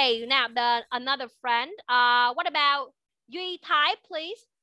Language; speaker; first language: English; non-native, fluent; Vietnamese